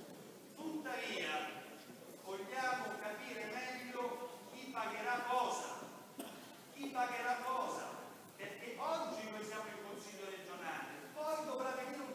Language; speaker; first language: Italian; native; Italian